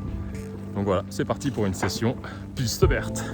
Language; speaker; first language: French; native; French